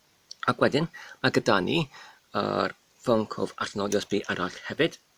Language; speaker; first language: Welsh; non-native, learner; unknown